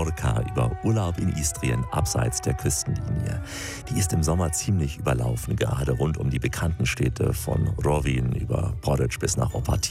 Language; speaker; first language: German; native; German